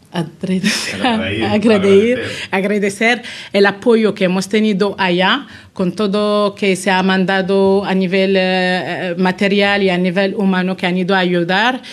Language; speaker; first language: Spanish; non-native, fluent; Arabic